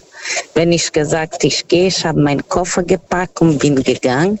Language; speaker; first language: German; non-native, learner; Portuguese